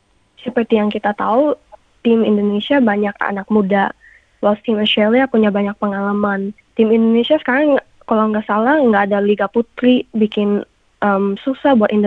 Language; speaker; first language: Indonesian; early bilingual, heritage; English